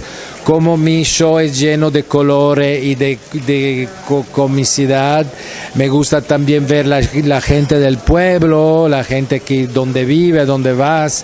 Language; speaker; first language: Spanish; non-native, fluent; Italian